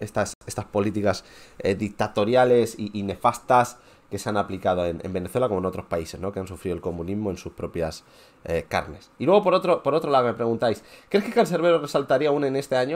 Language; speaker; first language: Spanish; native; Spanish